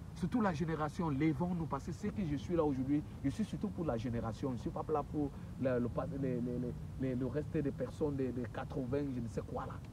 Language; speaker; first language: French; native; French